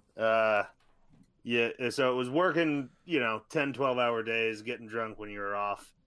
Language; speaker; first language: English; native; English